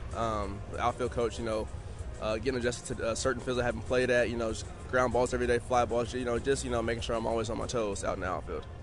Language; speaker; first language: English; native; English